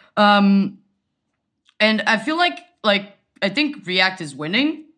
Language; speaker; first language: English; non-native, fluent; Portuguese